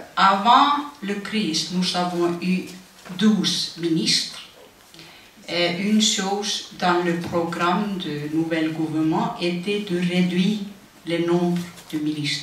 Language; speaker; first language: French; non-native, fluent; Icelandic